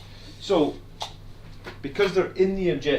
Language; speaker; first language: English; native; English